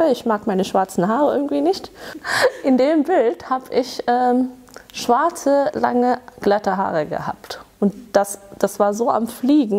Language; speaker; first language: German; early bilingual, other home language; Tamil